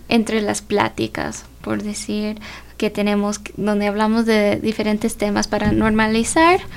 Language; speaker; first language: Spanish; early bilingual, heritage; Spanish